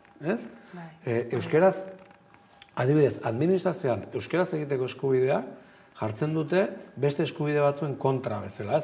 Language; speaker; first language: Basque; native; Basque